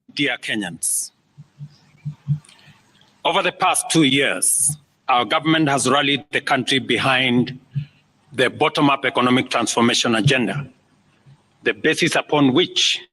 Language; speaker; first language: English; non-native, local second language; Swahili